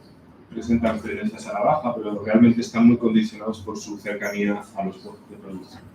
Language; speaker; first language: Spanish; native; Spanish